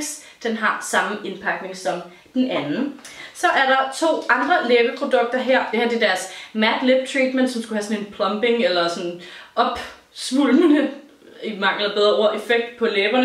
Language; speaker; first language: Danish; native; Danish